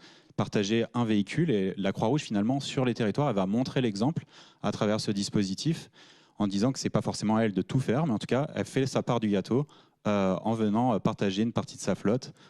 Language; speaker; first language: French; native; French